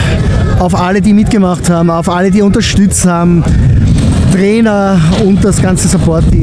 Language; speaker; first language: German; native; German